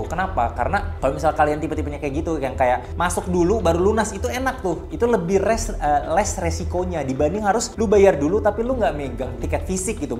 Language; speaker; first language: Indonesian; native; Indonesian